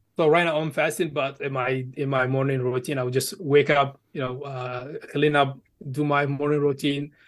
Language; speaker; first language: English; early bilingual, other home language; Arabic